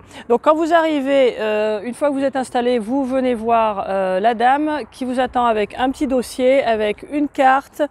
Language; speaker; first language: French; native; French